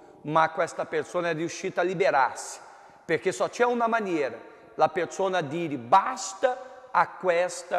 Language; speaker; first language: Italian; non-native, fluent; Portuguese